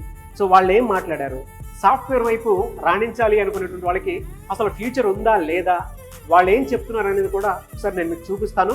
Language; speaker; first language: Telugu; native; Telugu